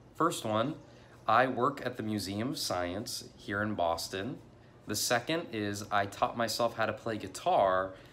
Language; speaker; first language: English; native; English